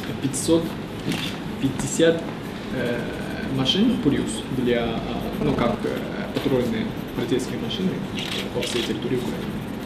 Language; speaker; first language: Russian; non-native, fluent; Japanese